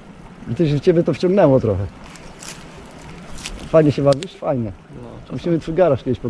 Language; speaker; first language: Polish; native; Polish